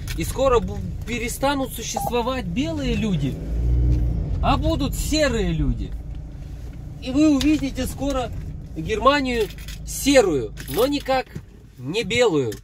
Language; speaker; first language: Russian; native; Russian